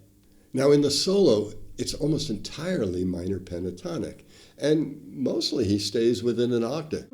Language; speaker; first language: English; native; English